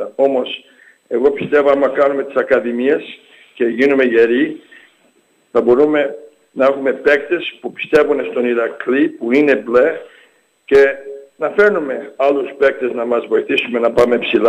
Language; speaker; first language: Greek; early bilingual, heritage; English